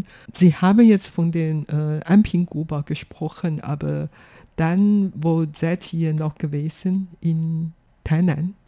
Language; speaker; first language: German; non-native, fluent; Chinese